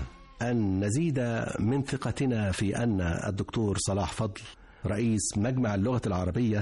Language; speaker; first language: Arabic; native; Arabic